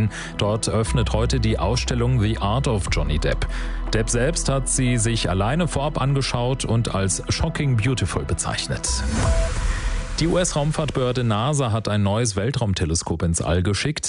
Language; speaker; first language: German; native; German